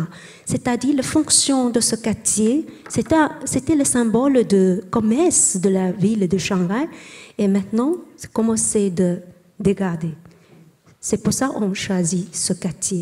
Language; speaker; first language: French; non-native, learner; Chinese